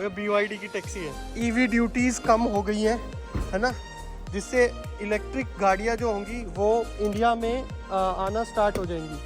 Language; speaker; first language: Hindi; native; Hindi